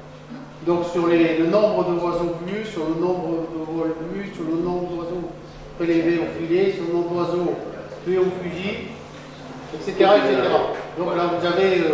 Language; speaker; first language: French; native; French